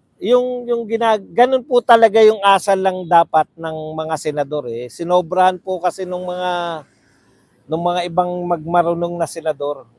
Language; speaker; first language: Filipino; native; Filipino